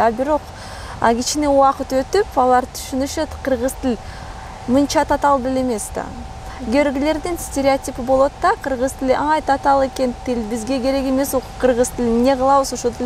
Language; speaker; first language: Kyrgyz; early bilingual, other home language; Russian